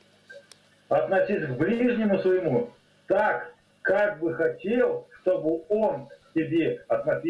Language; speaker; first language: Russian; native; Russian